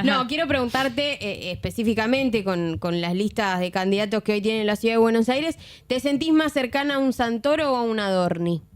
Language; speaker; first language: Spanish; native; Spanish